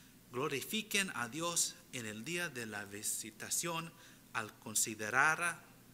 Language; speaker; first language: Spanish; early bilingual, heritage; English